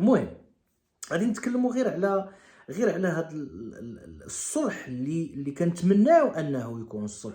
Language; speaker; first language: Arabic; native; Arabic